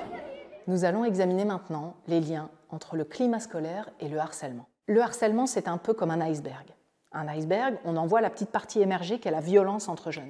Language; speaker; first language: French; native; French